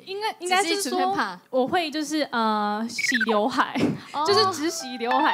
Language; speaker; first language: Chinese; native; Chinese